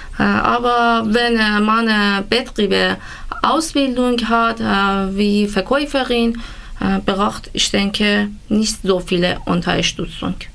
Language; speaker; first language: German; non-native, learner; Persian